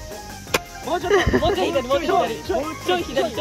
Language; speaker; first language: Japanese; native; Japanese